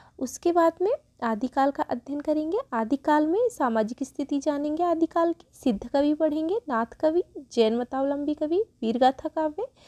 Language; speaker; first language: Hindi; native; Hindi